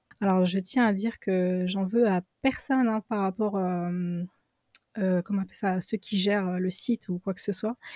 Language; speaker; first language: French; early bilingual, other home language; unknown